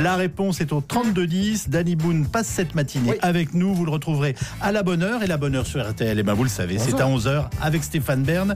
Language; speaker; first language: French; native; French